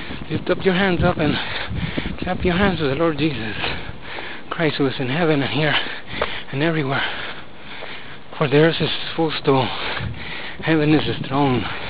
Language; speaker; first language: English; early bilingual, other home language; Spanish